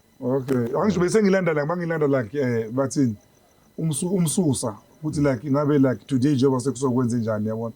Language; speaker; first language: Zulu; native; Zulu